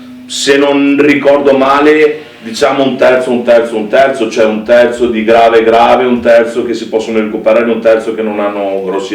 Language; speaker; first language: Italian; native; Italian